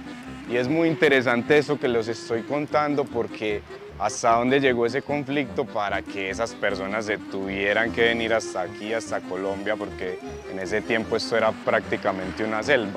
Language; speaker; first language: Spanish; native; Spanish